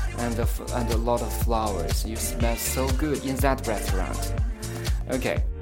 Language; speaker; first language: English; non-native, fluent; Chinese